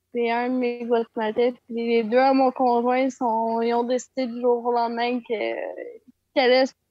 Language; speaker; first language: French; native; French